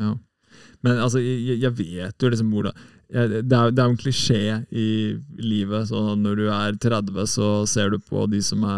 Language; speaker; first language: Norwegian; native; Norwegian